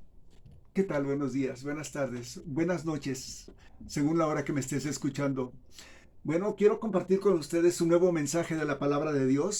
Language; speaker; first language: Spanish; native; Spanish